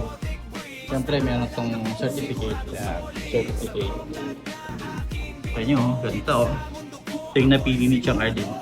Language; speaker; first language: Filipino; native; Filipino